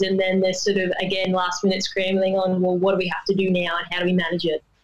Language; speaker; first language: English; native; English